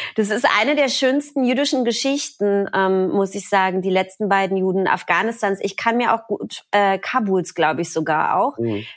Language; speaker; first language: German; native; German